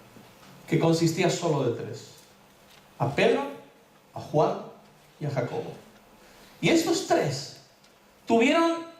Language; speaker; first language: Spanish; native; Spanish